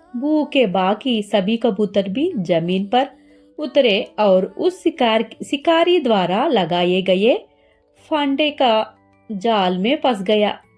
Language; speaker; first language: Hindi; non-native, learner; Telugu